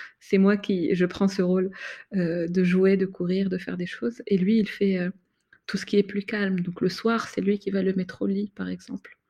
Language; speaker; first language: French; non-native, fluent; Arabic